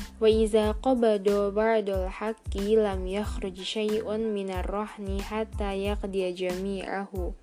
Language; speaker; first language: Arabic; non-native, fluent; Indonesian